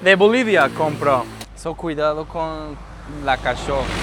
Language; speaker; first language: Portuguese; non-native, learner; English